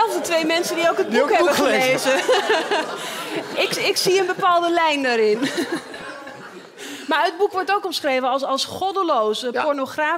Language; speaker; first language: Dutch; native; Dutch